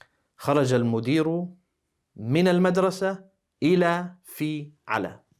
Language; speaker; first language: Arabic; non-native, fluent; English